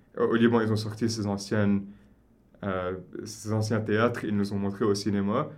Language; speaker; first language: French; non-native, local second language; Arabic